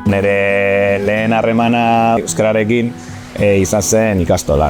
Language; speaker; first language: Basque; non-native, local second language; Spanish